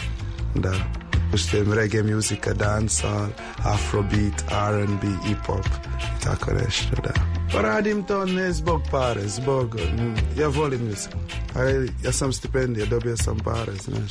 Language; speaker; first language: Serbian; non-native, learner; English